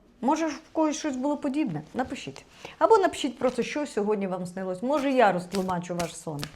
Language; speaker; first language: Ukrainian; non-native, local second language; Russian